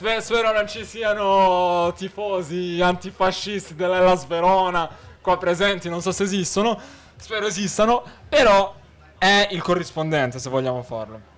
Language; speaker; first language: Italian; early bilingual, other home language; Arabic